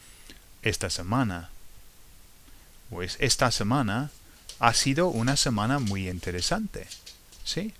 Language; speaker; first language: Spanish; non-native, learner; English